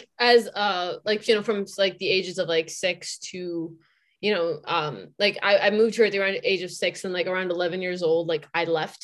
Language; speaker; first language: English; native; English